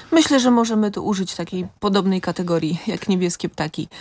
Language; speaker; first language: Polish; native; Polish